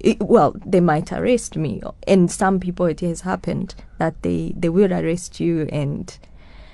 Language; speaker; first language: English; non-native, local second language; Kinyarwanda